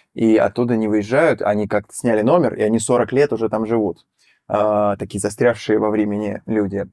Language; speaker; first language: Russian; native; Russian